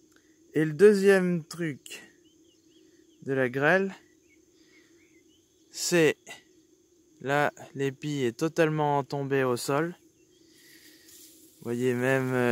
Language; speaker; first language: French; native; French